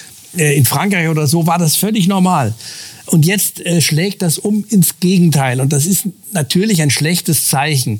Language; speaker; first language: German; native; German